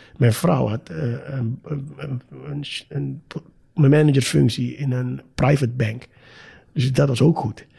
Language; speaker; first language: Dutch; native; Dutch